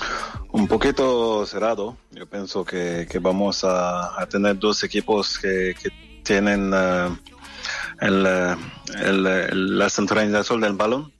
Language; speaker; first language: Spanish; non-native, fluent; French